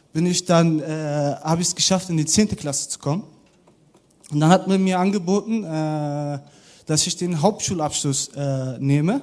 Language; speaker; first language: German; native; German